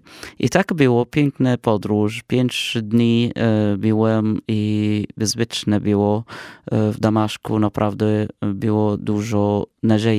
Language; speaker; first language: Polish; non-native, fluent; Arabic